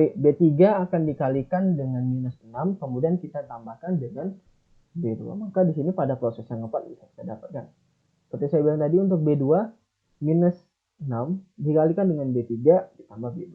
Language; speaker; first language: Indonesian; native; Indonesian